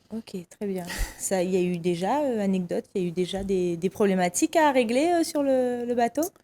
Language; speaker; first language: French; native; French